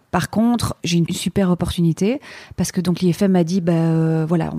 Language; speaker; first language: French; native; French